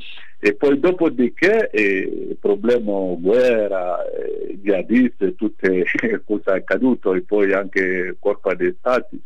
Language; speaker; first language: Italian; non-native, fluent; Bambara